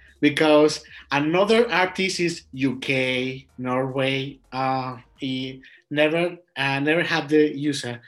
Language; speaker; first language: English; non-native, learner; Spanish